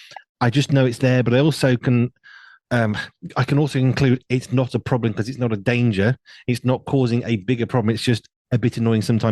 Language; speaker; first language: English; native; English